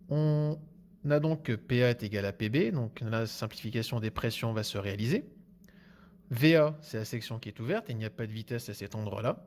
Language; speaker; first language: French; native; French